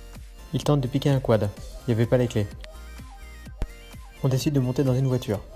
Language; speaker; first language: French; native; French